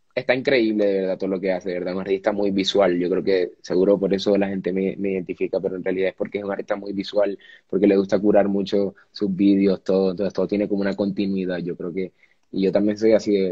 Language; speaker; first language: Spanish; native; Spanish